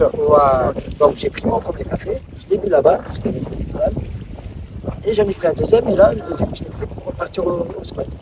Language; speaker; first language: French; non-native, local second language; Arabic